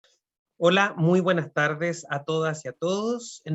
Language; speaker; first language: Spanish; native; Spanish